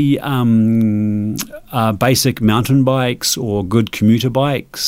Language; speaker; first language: English; native; English